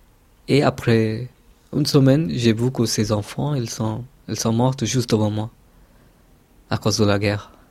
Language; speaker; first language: French; non-native, fluent; Bangla